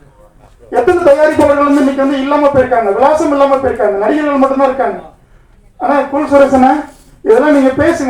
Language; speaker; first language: Tamil; native; Tamil